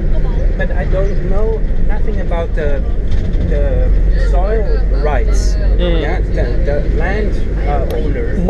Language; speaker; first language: English; non-native, fluent; German